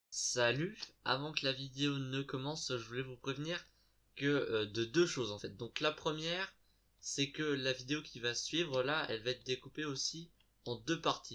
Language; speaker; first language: French; native; French